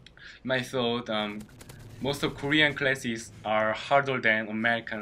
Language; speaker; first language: English; non-native, learner; Korean